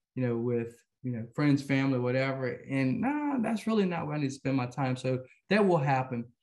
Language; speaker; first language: English; native; English